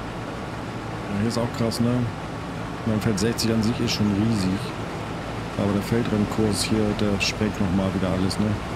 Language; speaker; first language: German; native; German